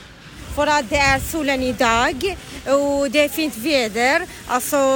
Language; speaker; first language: Swedish; non-native, learner; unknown